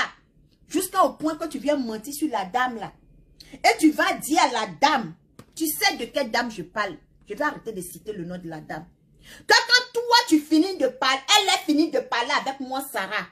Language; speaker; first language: French; non-native, local second language; Baoulé